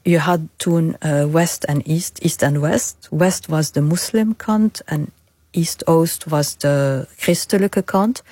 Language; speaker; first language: Dutch; non-native, fluent; Arabic